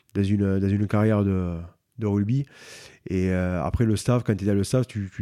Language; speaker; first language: French; native; French